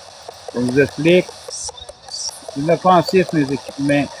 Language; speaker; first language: French; native; French